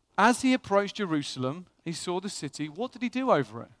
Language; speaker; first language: English; native; English